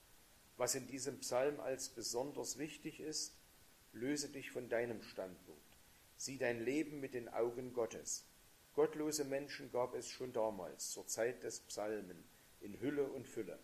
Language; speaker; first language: German; native; German